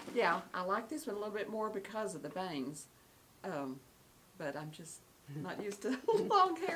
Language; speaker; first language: English; native; English